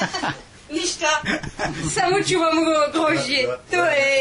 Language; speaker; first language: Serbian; non-native, learner; French